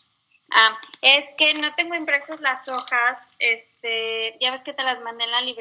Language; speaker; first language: Spanish; native; Spanish